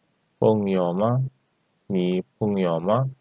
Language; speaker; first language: Chinese; non-native, fluent; Turkish